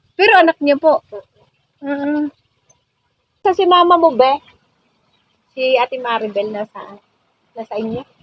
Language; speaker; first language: Filipino; non-native, local second language; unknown